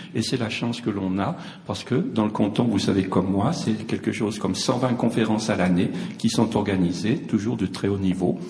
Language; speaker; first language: French; native; French